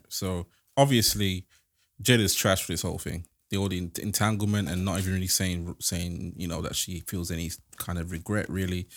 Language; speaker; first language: English; native; English